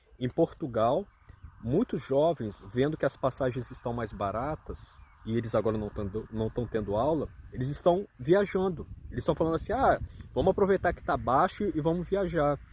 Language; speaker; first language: Portuguese; native; Portuguese